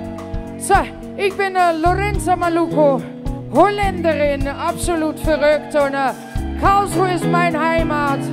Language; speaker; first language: German; non-native, fluent; Dutch